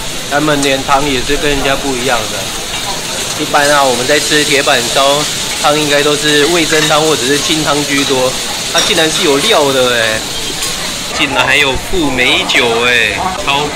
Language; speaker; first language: Chinese; native; Chinese